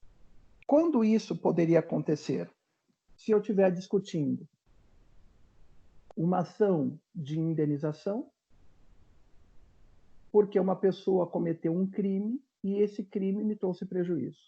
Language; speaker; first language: Portuguese; native; Portuguese